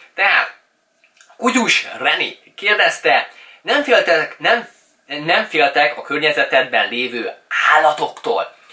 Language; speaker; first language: Hungarian; early bilingual, other home language; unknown